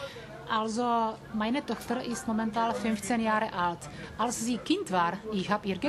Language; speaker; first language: German; non-native, learner; Czech